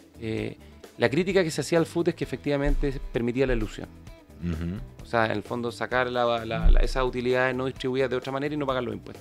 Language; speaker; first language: Spanish; native; Spanish